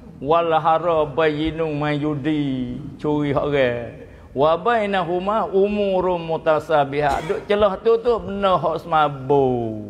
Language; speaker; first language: Malay; native; Malay